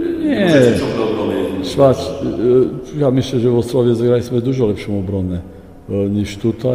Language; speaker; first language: Polish; non-native, fluent; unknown